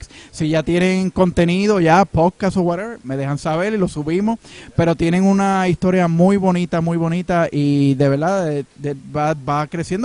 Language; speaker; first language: Spanish; native; Spanish